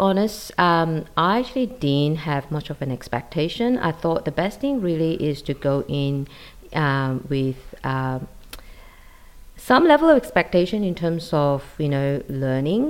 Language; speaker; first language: English; non-native, local second language; Cantonese